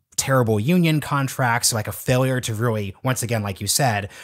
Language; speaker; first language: English; native; English